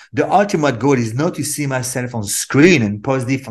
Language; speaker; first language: English; non-native, fluent; French